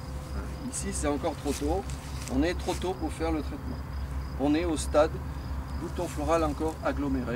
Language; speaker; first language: French; native; French